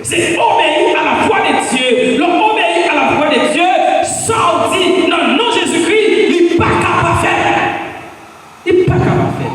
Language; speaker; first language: French; non-native, local second language; Haitian Creole